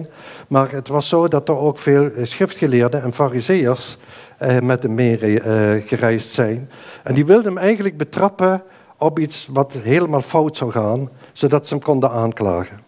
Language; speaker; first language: Dutch; native; Dutch